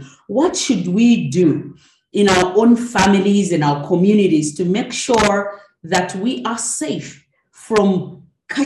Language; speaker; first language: English; non-native, local second language; Shona